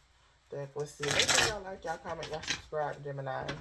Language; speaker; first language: English; native; English